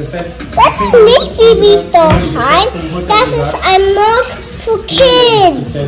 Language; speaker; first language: German; early bilingual, other home language; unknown